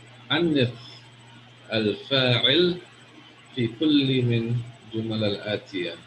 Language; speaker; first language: Arabic; non-native, fluent; English